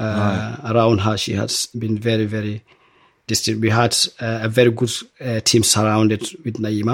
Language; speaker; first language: English; non-native, local second language; Hausa